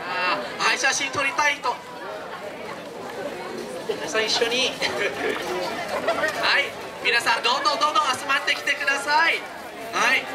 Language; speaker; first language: Japanese; non-native, fluent; Thai